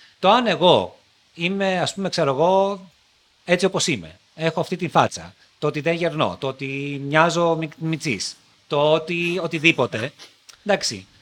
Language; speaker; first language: Greek; native; Greek